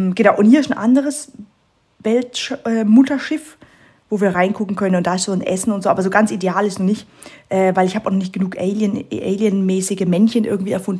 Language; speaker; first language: German; native; German